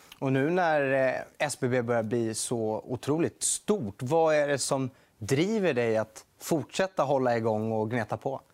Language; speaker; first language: Swedish; native; Swedish